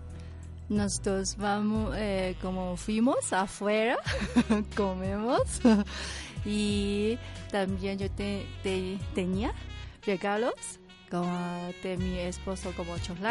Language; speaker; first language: Spanish; non-native, learner; Chinese